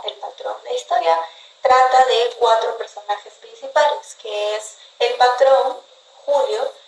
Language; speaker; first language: Spanish; native; Spanish